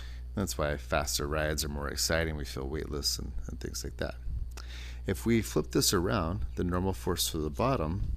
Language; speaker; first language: English; native; English